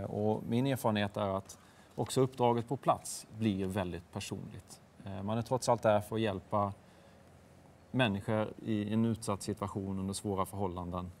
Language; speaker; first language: Swedish; native; Swedish